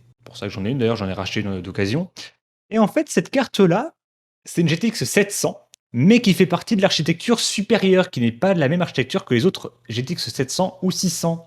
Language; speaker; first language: French; native; French